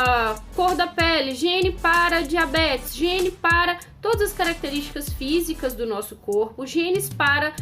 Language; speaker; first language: Portuguese; native; Portuguese